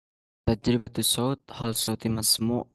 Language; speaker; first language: Arabic; non-native, fluent; Indonesian